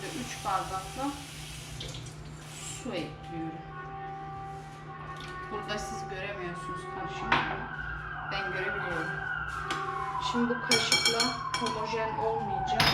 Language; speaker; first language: Turkish; native; Turkish